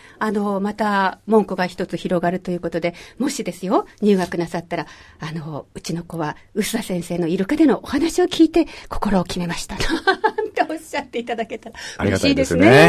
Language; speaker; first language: Japanese; native; Japanese